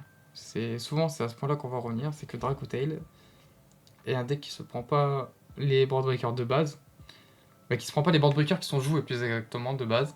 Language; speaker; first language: French; native; French